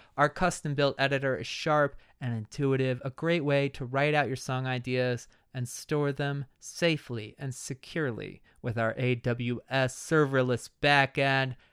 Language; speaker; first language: English; native; English